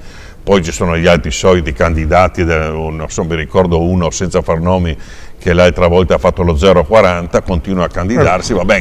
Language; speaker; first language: Italian; native; Italian